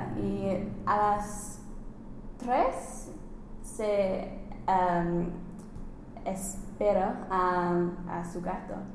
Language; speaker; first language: Spanish; non-native, learner; English